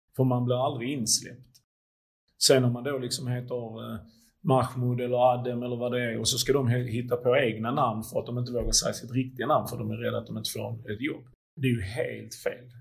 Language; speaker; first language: Swedish; early bilingual, other home language; Croatian